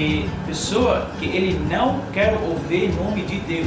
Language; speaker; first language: Portuguese; non-native, learner; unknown